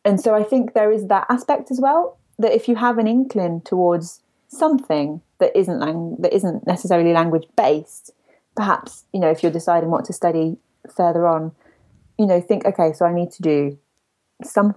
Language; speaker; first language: English; native; English